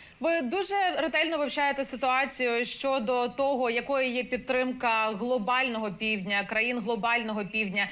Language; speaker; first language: Ukrainian; native; Ukrainian